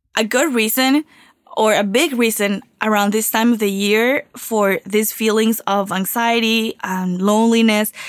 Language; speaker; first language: English; non-native, fluent; Spanish